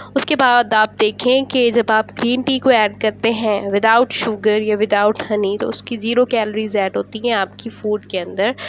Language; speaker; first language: Urdu; non-native, local second language; Punjabi